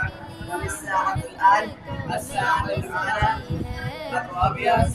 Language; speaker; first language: Arabic; non-native, learner; Urdu